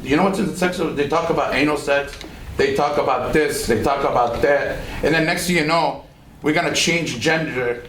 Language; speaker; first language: English; non-native, fluent; Arabic